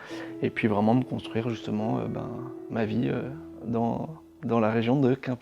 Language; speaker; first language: French; native; French